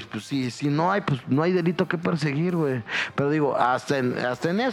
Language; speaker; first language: Spanish; native; Spanish